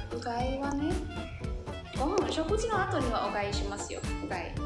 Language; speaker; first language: Japanese; non-native, fluent; Burmese